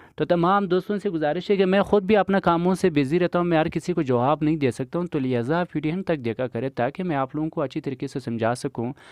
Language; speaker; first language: Urdu; non-native, local second language; Pashto